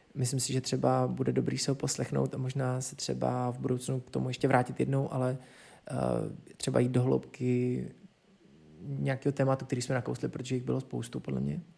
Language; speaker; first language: Czech; native; Czech